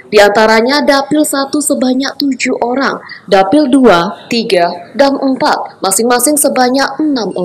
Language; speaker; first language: Indonesian; native; Indonesian